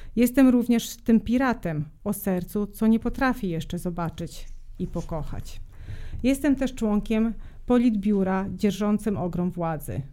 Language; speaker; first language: Polish; non-native, fluent; Serbian